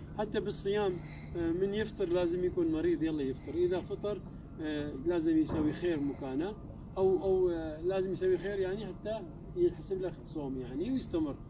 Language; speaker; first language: Arabic; non-native, local second language; Kurdish